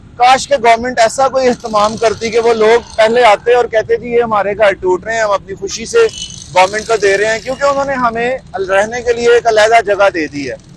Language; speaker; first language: Urdu; non-native, local second language; Punjabi